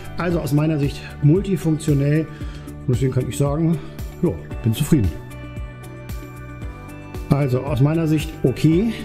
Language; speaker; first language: German; native; German